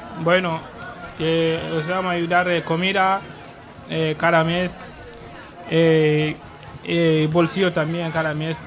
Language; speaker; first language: Spanish; non-native, learner; Mandingo